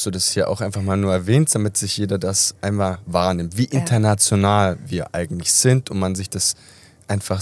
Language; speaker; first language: German; early bilingual, other home language; Italian